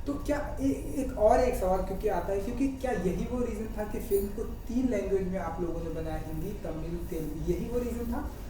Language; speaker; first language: Hindi; native; Hindi